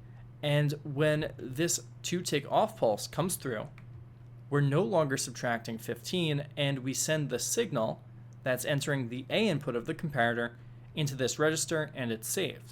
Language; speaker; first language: English; native; English